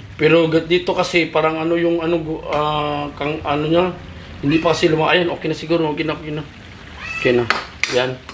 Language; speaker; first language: Filipino; non-native, local second language; Cebuano